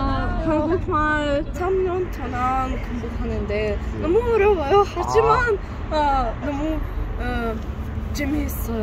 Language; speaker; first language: Korean; non-native, learner; Russian